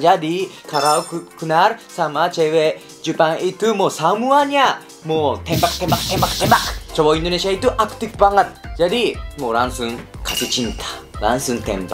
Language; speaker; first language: Indonesian; non-native, learner; Japanese